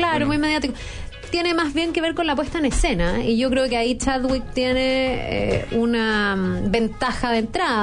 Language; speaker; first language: Spanish; native; Spanish